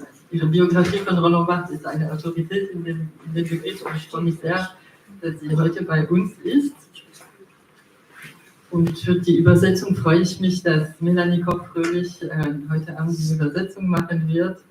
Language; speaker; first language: German; non-native, fluent; French